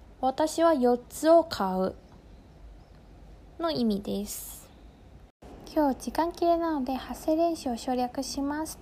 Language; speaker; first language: Japanese; non-native, fluent; Chinese